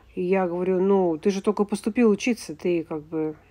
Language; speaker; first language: Russian; native; Russian